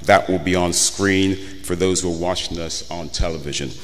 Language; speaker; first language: English; native; English